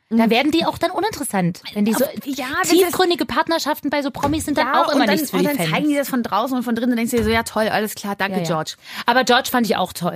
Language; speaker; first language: German; native; German